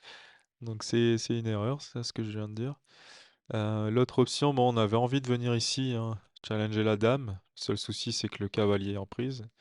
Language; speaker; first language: French; native; French